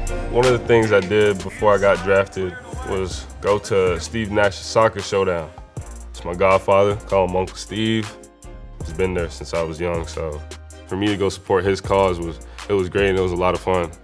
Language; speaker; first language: English; native; English